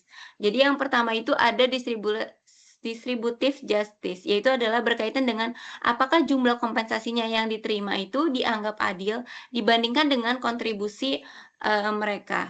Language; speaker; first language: Indonesian; native; Indonesian